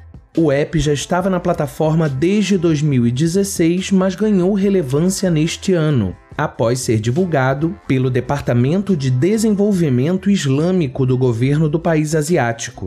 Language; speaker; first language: Portuguese; native; Portuguese